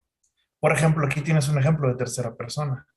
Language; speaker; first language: Spanish; non-native, fluent; English